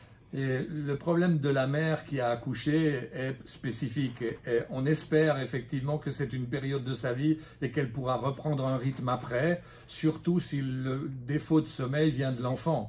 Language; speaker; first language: French; native; French